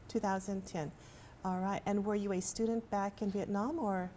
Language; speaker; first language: English; native; English